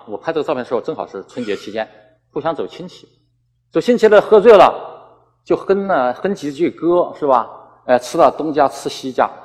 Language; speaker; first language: Chinese; native; Chinese